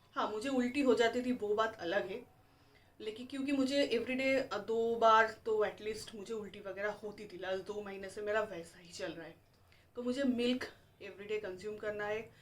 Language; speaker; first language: Hindi; non-native, local second language; Bangla